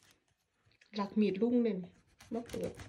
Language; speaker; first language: Thai; non-native, local second language; Northeastern Thai